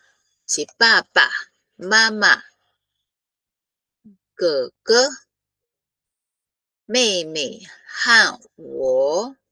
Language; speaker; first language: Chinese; non-native, fluent; Filipino